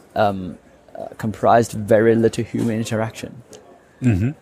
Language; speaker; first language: English; non-native, local second language; Cantonese